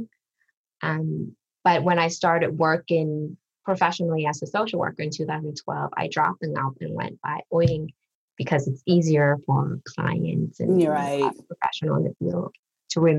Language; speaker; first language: English; early bilingual, other home language; Vietnamese